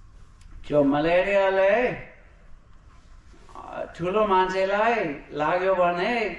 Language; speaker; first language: Nepali; non-native, fluent; English